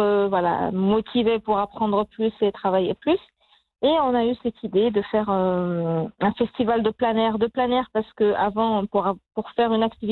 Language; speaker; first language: French; non-native, local second language; Arabic